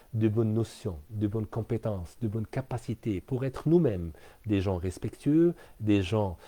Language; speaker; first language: French; non-native, local second language; Arabic